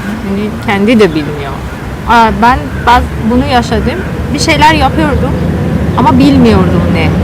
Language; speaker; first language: Turkish; non-native, learner; Persian